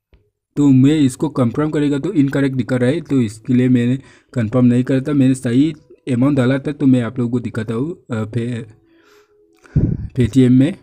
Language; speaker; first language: Hindi; non-native, local second language; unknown